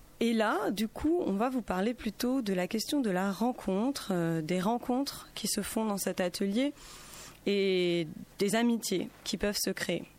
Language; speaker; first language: French; native; French